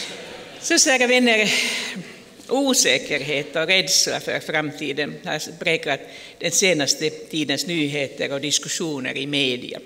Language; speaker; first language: Swedish; non-native, fluent; Finnish